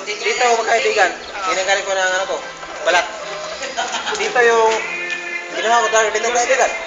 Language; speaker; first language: Filipino; non-native, local second language; Cebuano